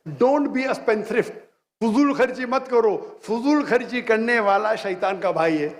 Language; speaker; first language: Hindi; non-native, local second language; Konkani